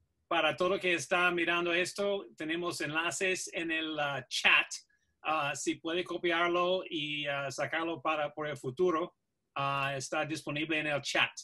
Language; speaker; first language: Spanish; non-native, learner; English